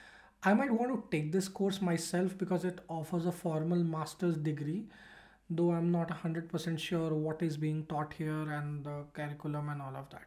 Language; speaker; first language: English; non-native, local second language; Hindi